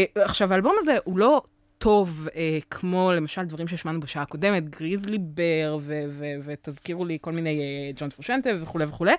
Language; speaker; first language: Hebrew; native; Hebrew